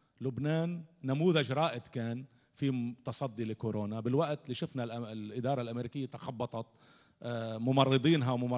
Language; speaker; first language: Arabic; native; Arabic